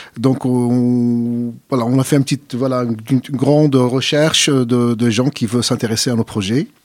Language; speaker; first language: French; non-native, fluent; Arabic